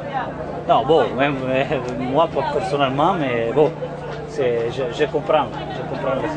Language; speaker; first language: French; non-native, learner; Italian